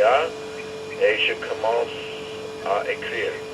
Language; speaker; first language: French; non-native, learner; English